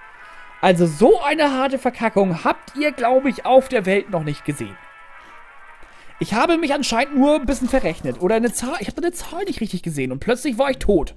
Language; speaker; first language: German; native; German